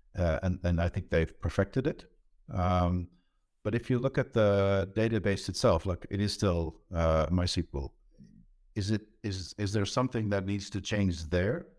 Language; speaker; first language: English; non-native, fluent; Dutch